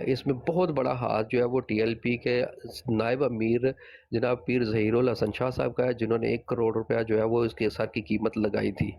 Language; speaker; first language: Urdu; non-native, local second language; Punjabi